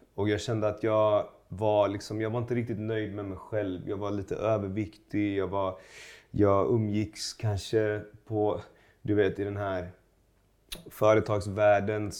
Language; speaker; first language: Swedish; early bilingual, other home language; Persian